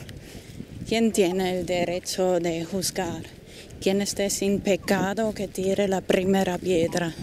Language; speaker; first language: Spanish; non-native, fluent; German